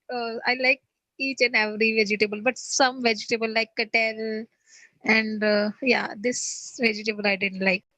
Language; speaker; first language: English; non-native, learner; Hindi